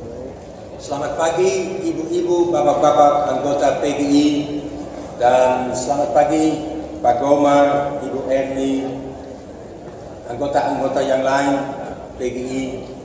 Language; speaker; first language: Indonesian; non-native, fluent; Dutch